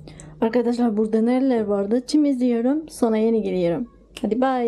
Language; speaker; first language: Turkish; non-native, learner; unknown